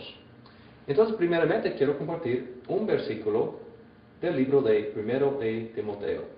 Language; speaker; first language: Spanish; non-native, fluent; English